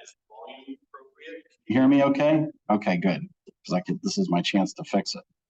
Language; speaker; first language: English; native; English